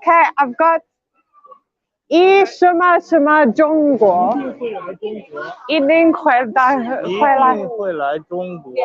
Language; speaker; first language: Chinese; non-native, learner; Afrikaans